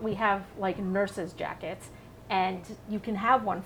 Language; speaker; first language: English; native; English